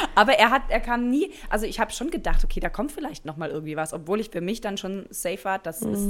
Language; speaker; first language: German; native; German